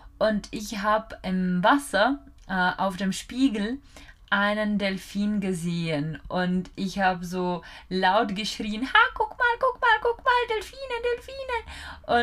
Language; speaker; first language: German; non-native, fluent; Czech